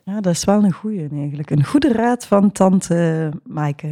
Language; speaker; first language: Dutch; native; Dutch